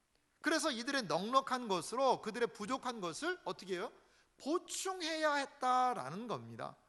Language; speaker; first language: Korean; native; Korean